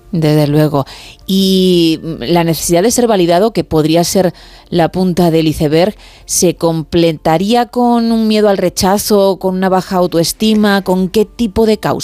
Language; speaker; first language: Spanish; native; Spanish